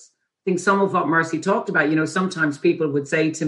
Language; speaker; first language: English; native; English